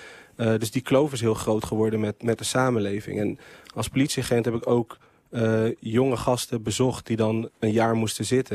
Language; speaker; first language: Dutch; native; Dutch